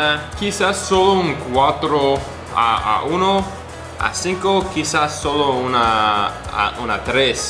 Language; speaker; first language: Spanish; non-native, learner; English